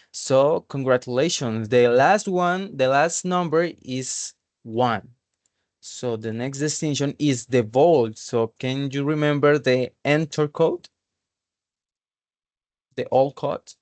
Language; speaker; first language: English; non-native, learner; Spanish